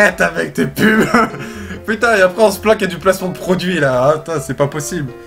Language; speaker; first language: French; native; French